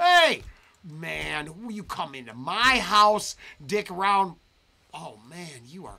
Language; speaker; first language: English; native; English